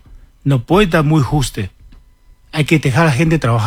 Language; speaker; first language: Spanish; non-native, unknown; Chinese